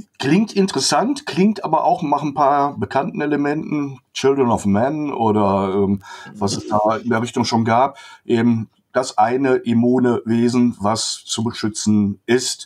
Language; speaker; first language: German; native; German